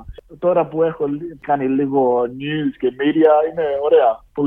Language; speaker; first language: Greek; early bilingual, heritage; English